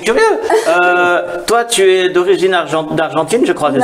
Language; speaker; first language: French; native; French